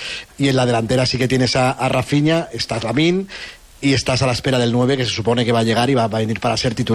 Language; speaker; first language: Spanish; native; Spanish